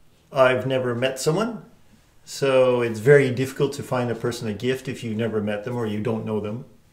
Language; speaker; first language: English; native; English